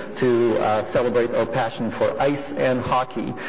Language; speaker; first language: English; non-native, fluent; French